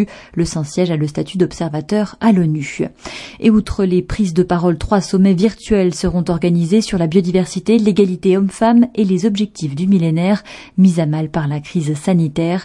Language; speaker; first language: French; native; French